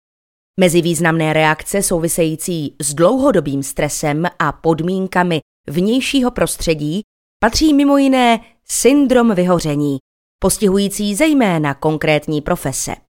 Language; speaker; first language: Czech; native; Czech